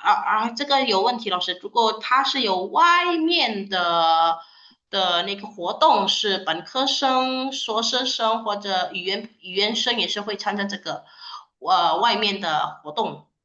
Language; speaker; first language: Chinese; non-native, fluent; Indonesian